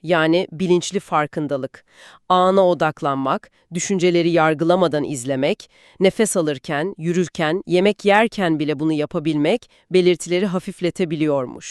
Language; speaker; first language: Turkish; native; Turkish